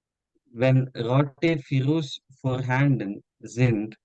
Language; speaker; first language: German; non-native, learner; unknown